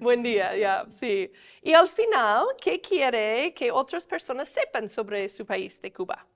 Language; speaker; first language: Spanish; non-native, fluent; English